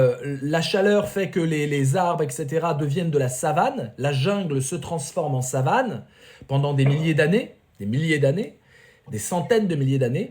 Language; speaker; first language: French; native; French